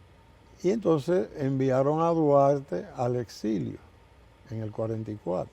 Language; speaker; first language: Spanish; native; Spanish